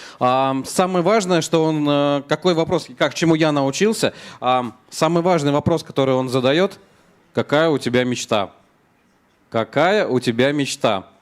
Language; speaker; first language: Russian; native; Russian